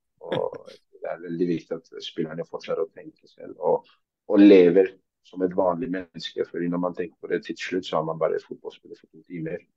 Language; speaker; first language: Norwegian; early bilingual, other home language; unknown